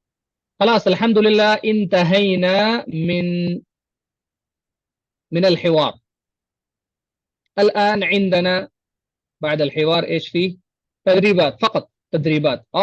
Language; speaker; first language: Arabic; non-native, fluent; Urdu